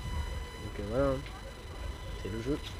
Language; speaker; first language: French; native; French